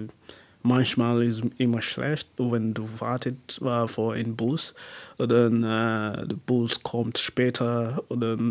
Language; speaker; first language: German; non-native, learner; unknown